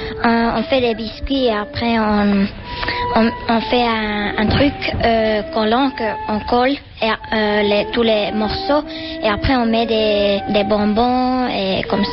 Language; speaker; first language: French; non-native, learner; Finnish